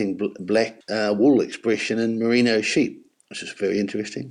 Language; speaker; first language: English; native; English